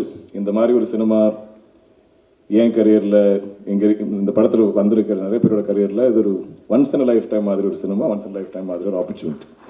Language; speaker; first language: Tamil; non-native, local second language; Malayalam